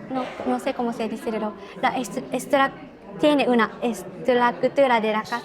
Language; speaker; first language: Spanish; non-native, learner; Japanese